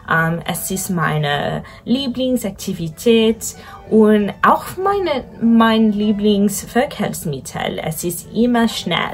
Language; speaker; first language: German; non-native, learner; English